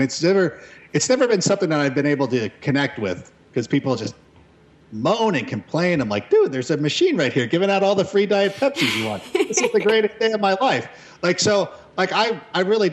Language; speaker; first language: English; native; English